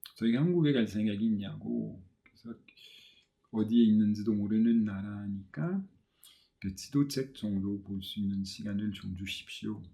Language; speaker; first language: Korean; non-native, fluent; French